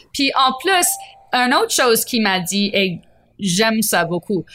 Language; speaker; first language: French; non-native, fluent; English